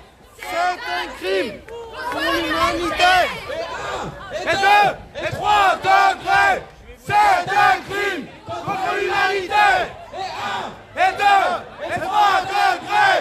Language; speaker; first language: French; native; French